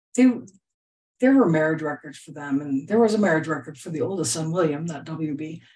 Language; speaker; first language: English; native; English